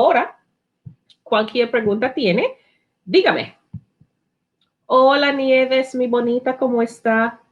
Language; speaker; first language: Spanish; non-native, learner; English